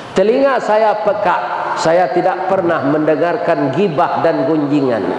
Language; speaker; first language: Malay; non-native, local second language; Minangkabau